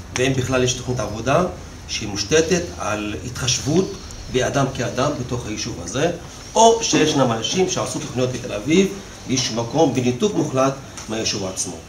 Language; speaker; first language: Hebrew; native; Hebrew